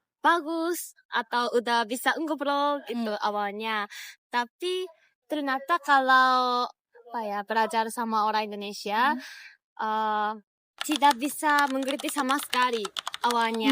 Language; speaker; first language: Indonesian; non-native, fluent; Japanese